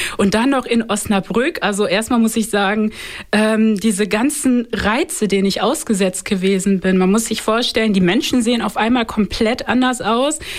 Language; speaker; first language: German; early bilingual, other home language; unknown